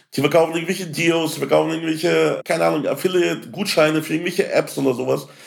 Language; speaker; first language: German; native; German